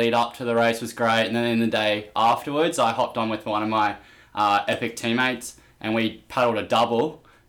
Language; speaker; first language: English; native; English